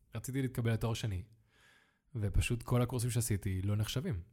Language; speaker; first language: Hebrew; early bilingual, other home language; Spanish